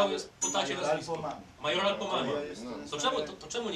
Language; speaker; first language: Polish; native; Polish